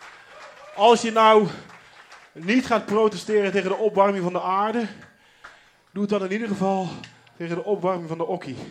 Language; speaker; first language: Dutch; native; Dutch